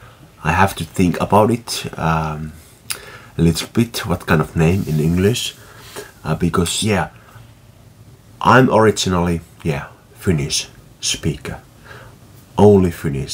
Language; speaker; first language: English; non-native, fluent; Finnish